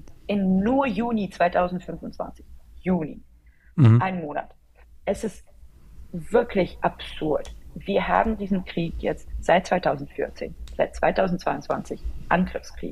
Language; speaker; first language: German; non-native, fluent; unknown